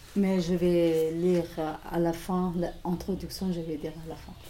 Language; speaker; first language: French; non-native, learner; Somali